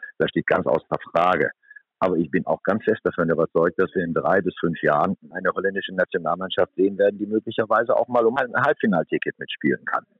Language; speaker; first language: German; native; German